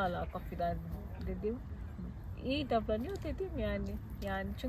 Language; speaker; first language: Turkish; non-native, fluent; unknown